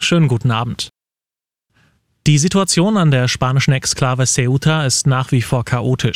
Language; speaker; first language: German; native; German